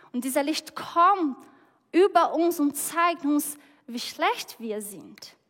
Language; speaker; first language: German; non-native, fluent; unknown